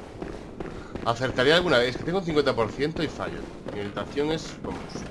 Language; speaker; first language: Spanish; native; Spanish